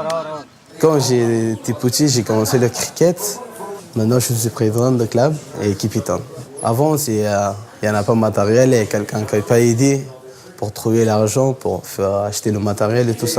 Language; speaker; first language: French; non-native, learner; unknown